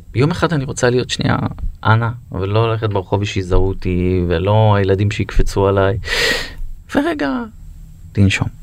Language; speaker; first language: Hebrew; native; Hebrew